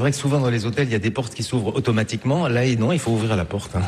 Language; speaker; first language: French; native; French